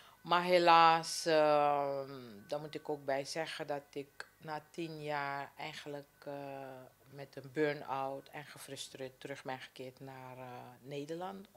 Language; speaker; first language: Dutch; native; Dutch